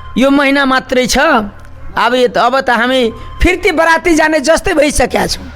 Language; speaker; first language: Nepali; non-native, local second language; Maithili